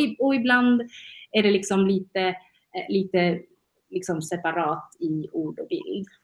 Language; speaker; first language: Swedish; native; Swedish